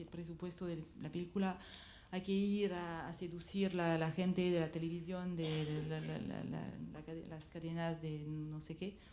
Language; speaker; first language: Spanish; non-native, learner; French